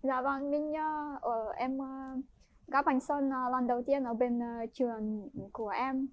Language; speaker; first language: Vietnamese; non-native, fluent; Ukrainian